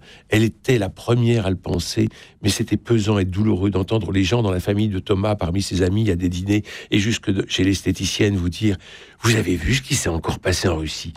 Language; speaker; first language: French; native; French